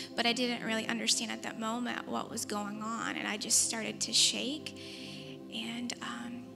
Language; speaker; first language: English; native; English